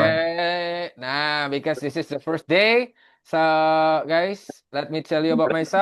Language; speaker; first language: English; non-native, fluent; Indonesian